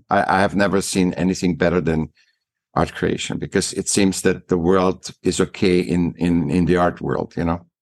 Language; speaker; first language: English; non-native, fluent; German